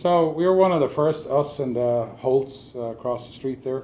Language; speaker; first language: English; native; English